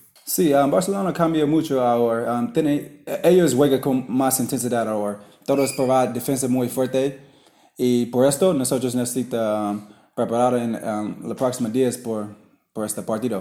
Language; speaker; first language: Spanish; non-native, learner; English